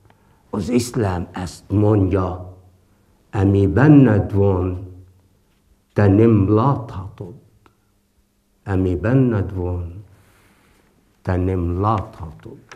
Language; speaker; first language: Hungarian; non-native, fluent; Arabic